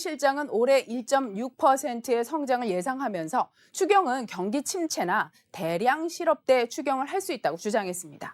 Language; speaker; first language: Korean; native; Korean